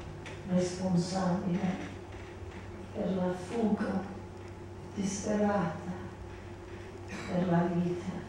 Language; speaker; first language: Italian; non-native, learner; English